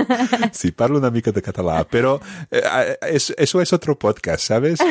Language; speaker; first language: Spanish; non-native, fluent; English